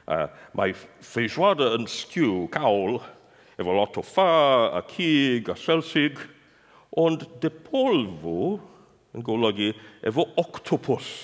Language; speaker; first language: Welsh; non-native, fluent; English